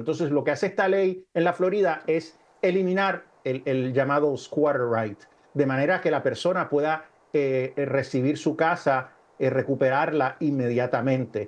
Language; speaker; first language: Spanish; native; Spanish